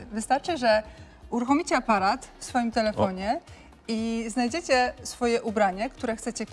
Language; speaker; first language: Polish; native; Polish